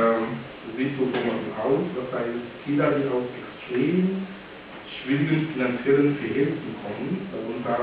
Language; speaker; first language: German; non-native, fluent; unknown